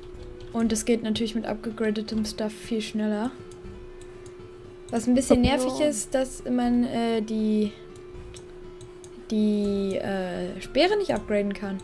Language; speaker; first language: German; native; German